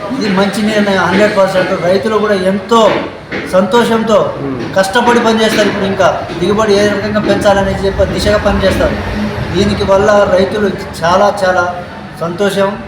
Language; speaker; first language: Telugu; non-native, local second language; Lambadi